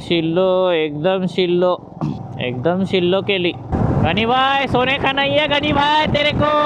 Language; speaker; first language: Hindi; non-native, local second language; Marathi